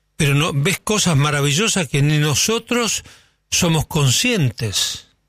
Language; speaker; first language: Spanish; native; Spanish